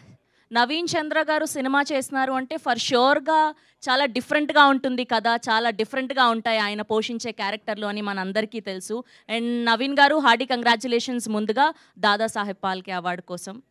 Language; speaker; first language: Telugu; native; Telugu